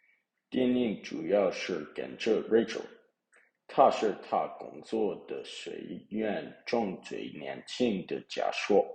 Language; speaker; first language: Chinese; non-native, learner; English